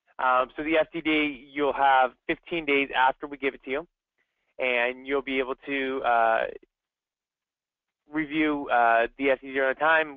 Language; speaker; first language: English; native; English